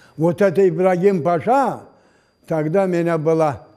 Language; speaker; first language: Russian; non-native, local second language; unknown